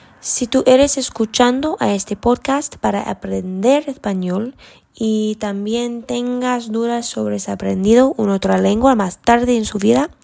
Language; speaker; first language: Spanish; non-native, learner; English